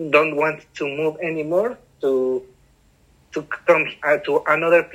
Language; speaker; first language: English; non-native, fluent; Spanish